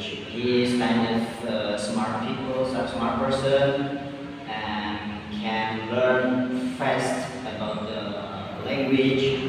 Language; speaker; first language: English; non-native, learner; Indonesian